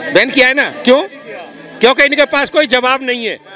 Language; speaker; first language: Hindi; native; Hindi